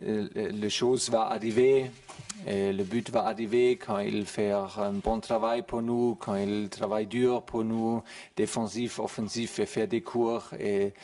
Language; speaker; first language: French; non-native, learner; German